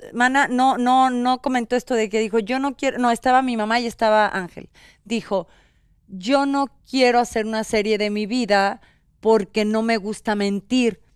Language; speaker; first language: Spanish; native; Spanish